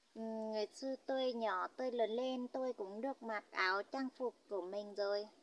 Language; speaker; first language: Vietnamese; non-native, local second language; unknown